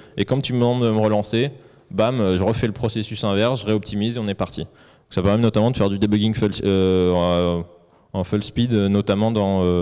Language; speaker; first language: French; native; French